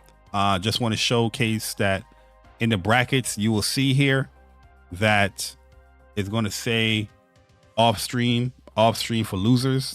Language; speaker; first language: English; native; English